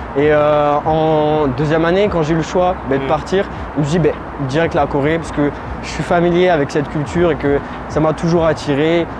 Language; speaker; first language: French; early bilingual, other home language; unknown